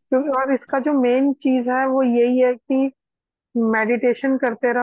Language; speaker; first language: Hindi; native; Hindi